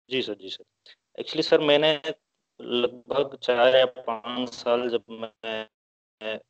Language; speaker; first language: Hindi; native; Hindi